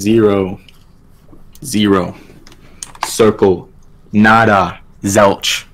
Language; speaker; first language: English; native; English